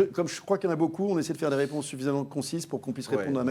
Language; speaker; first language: French; native; French